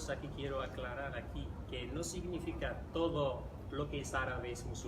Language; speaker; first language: Spanish; non-native, fluent; Riffian